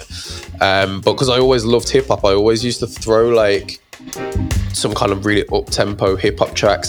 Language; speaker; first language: English; native; English